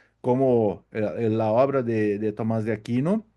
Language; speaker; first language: Spanish; non-native, learner; Portuguese